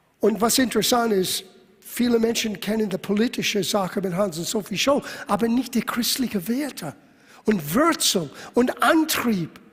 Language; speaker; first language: German; non-native, fluent; English